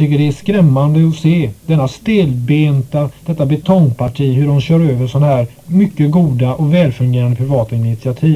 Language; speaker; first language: Swedish; native; Swedish